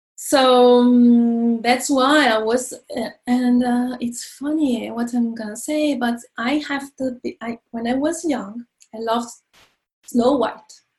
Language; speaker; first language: English; non-native, learner; Portuguese